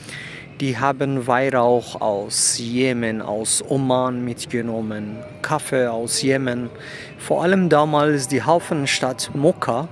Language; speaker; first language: German; non-native, fluent; Persian